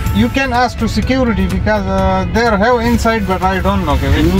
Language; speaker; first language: English; non-native, fluent; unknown